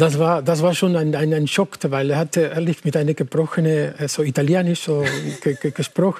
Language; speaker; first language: German; non-native, learner; Spanish